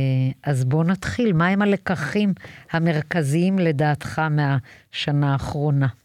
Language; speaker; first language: Hebrew; native; Hebrew